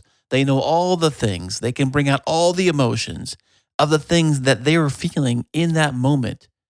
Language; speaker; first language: English; native; English